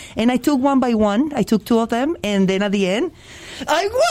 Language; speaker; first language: English; non-native, fluent; Spanish